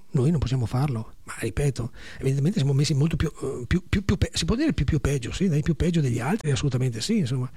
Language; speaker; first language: Italian; native; Italian